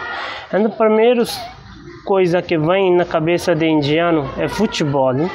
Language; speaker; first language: Portuguese; non-native, learner; Hindi